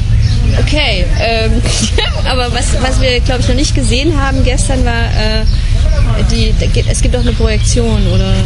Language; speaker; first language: German; native; German